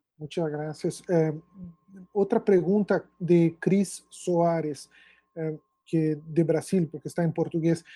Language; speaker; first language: Spanish; non-native, fluent; Portuguese